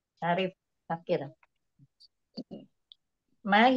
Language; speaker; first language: Arabic; non-native, learner; Indonesian